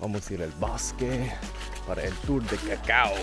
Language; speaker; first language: Spanish; non-native, learner; English